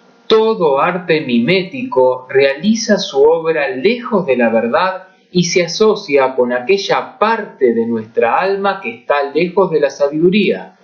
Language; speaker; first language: Spanish; native; Spanish